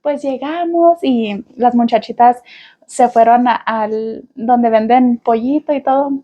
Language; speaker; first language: Spanish; early bilingual, heritage; Spanish